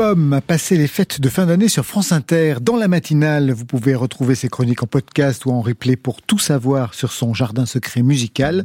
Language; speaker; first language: French; native; French